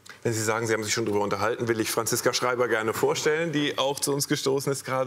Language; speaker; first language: German; native; German